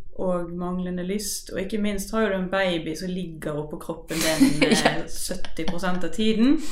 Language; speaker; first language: Norwegian; native; Norwegian